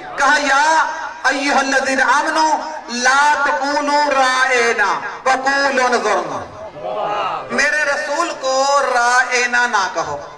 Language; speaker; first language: Urdu; non-native, local second language; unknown